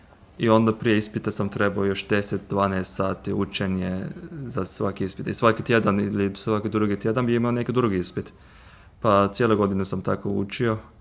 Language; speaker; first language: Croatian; non-native, fluent; Turkish